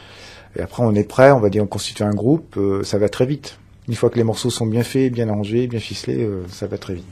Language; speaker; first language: French; native; French